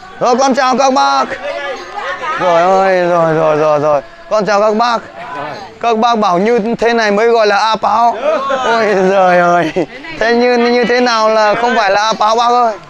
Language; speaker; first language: Vietnamese; non-native, local second language; Hmong